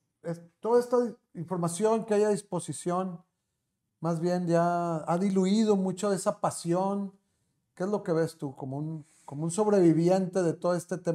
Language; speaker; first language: Spanish; native; Spanish